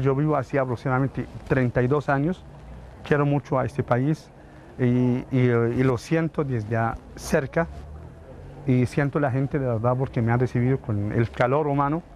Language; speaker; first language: Spanish; non-native, fluent; Arabic